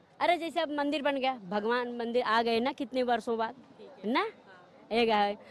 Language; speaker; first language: Hindi; native; Hindi